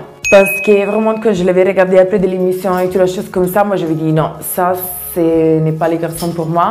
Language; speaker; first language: French; non-native, learner; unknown